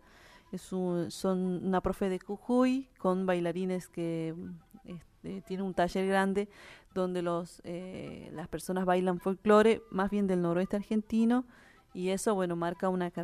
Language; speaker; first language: Spanish; native; Spanish